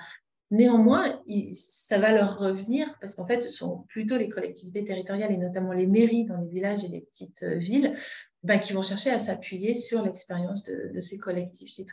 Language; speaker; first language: French; native; French